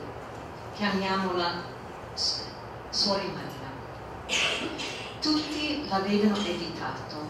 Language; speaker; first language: Italian; non-native, fluent; English